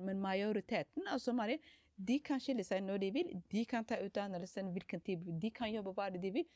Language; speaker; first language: Norwegian; non-native, fluent; Somali